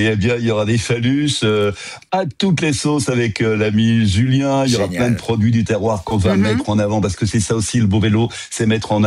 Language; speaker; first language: French; native; French